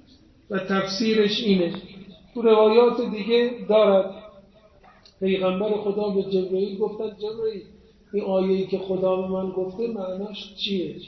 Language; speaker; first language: Persian; native; Persian